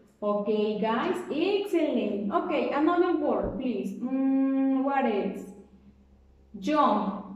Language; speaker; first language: English; non-native, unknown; Spanish